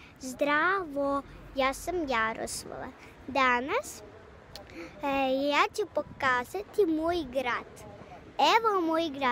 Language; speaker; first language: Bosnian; early bilingual, other home language; Russian